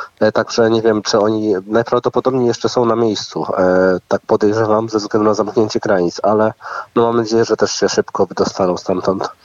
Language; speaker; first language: Polish; native; Polish